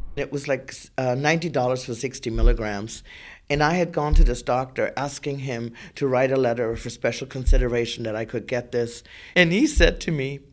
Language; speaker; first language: English; native; English